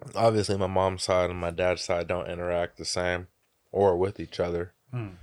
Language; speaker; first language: English; native; English